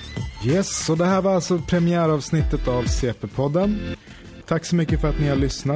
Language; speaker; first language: Swedish; native; Swedish